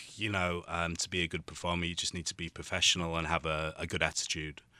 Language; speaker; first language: English; native; English